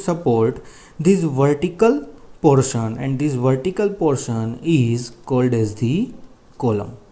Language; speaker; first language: English; non-native, local second language; Gujarati